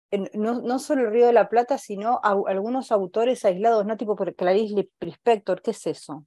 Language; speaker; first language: Spanish; native; Spanish